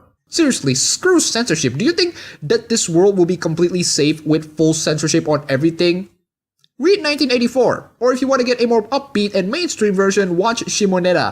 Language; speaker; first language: English; non-native, fluent; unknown